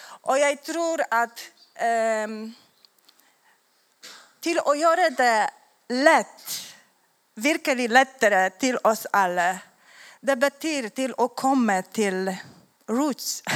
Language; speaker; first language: Swedish; non-native, learner; Polish